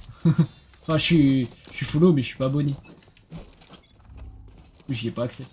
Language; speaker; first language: French; native; French